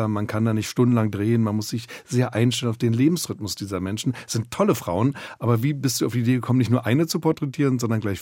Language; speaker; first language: German; native; German